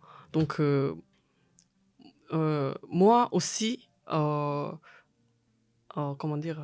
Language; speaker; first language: French; non-native, fluent; Korean